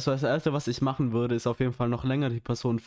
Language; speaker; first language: German; native; German